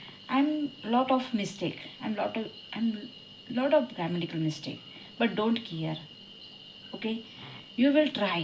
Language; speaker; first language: English; non-native, learner; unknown